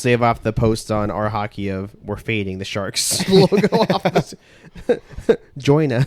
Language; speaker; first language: English; native; English